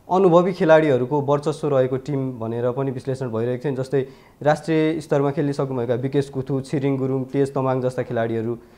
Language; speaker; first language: Nepali; native; Nepali